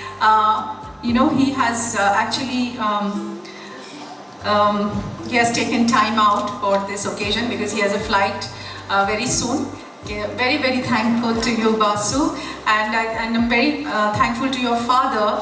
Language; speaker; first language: English; non-native, local second language; Bangla